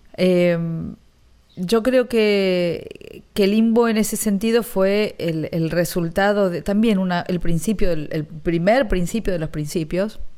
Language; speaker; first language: Spanish; native; Spanish